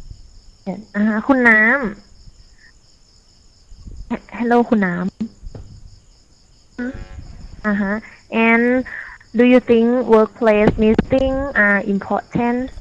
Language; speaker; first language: English; non-native, learner; Thai